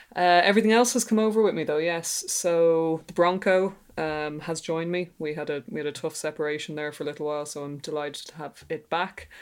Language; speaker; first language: English; native; English